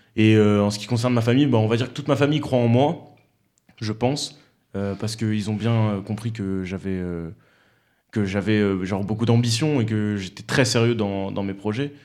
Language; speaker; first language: French; native; French